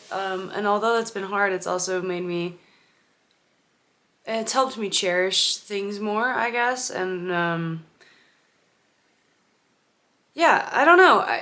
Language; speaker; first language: English; native; English